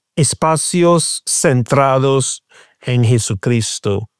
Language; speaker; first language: Spanish; non-native, fluent; English